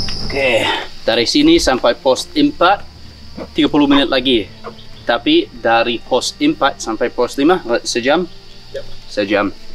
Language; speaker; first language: Indonesian; non-native, fluent; English